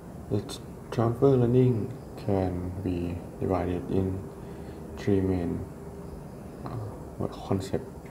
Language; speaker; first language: English; non-native, fluent; Thai